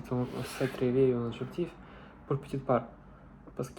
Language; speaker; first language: French; non-native, learner; Russian